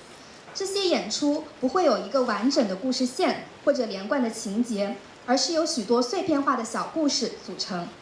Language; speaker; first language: Chinese; early bilingual, heritage; Chinese